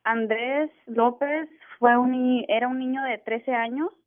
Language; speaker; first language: Spanish; early bilingual, heritage; Spanish